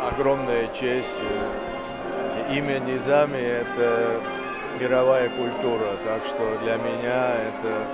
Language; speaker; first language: Russian; non-native, fluent; Georgian